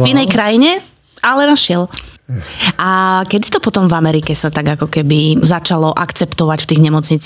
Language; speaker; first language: Slovak; native; Slovak